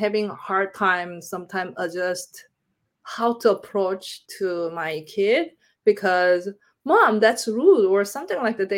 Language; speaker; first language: English; non-native, learner; Korean